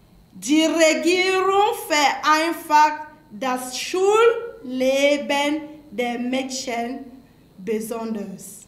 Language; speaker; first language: German; non-native, fluent; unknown